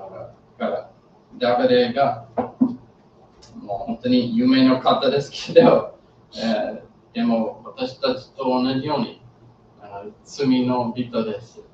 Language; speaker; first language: Japanese; non-native, fluent; English